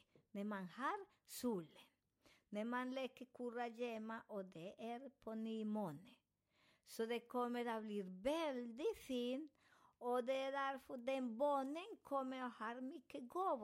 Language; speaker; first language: Swedish; non-native, fluent; Spanish